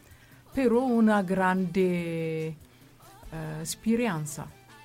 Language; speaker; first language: Italian; non-native, learner; Amharic